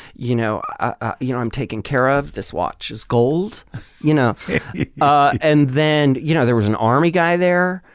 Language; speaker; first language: English; native; English